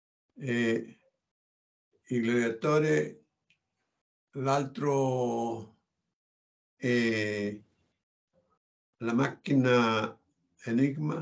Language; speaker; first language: Italian; non-native, learner; Spanish